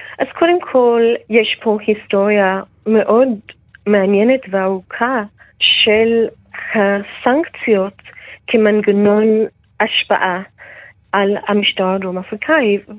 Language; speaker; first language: Hebrew; non-native, fluent; English